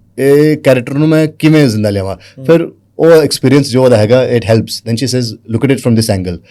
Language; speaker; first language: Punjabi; early bilingual, heritage; Punjabi